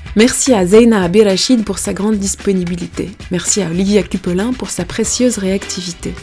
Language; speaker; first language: French; native; French